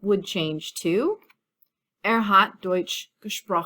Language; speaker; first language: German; non-native, fluent; English